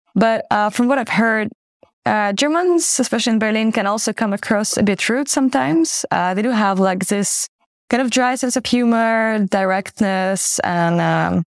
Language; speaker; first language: English; non-native, fluent; Ukrainian